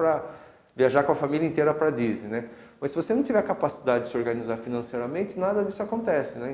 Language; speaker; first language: Portuguese; native; Portuguese